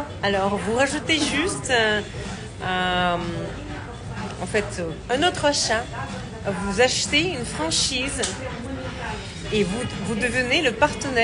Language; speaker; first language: French; non-native, fluent; Russian